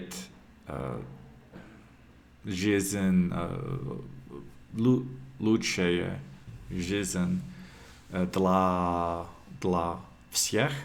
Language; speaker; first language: Russian; non-native, learner; English